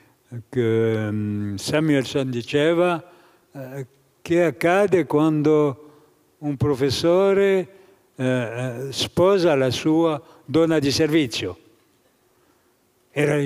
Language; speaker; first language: Italian; non-native, fluent; French